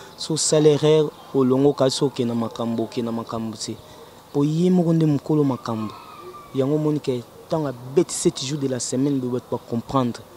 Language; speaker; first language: Lingala; native; Lingala